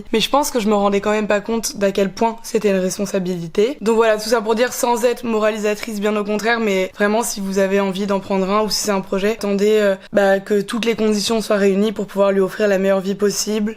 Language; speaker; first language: French; native; French